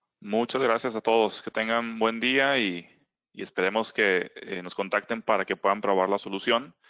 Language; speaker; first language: Spanish; native; Spanish